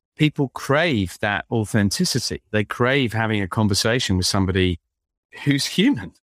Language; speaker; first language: English; native; English